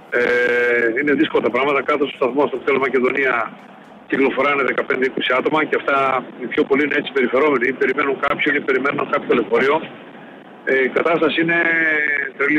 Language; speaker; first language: Greek; native; Greek